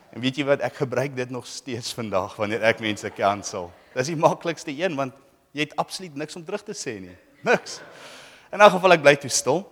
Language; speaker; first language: Afrikaans; native; Afrikaans